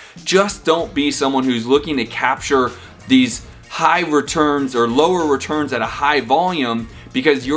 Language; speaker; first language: English; native; English